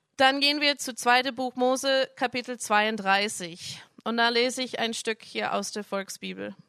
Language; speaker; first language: German; non-native, fluent; English